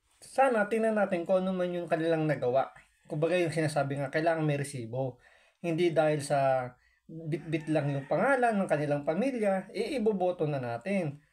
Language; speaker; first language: Filipino; native; Filipino